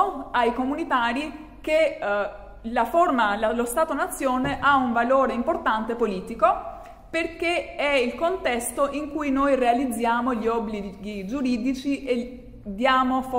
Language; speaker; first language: Italian; non-native, fluent; Albanian